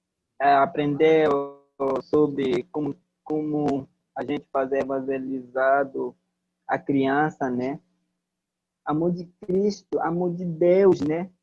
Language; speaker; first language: Portuguese; non-native, local second language; Ticuna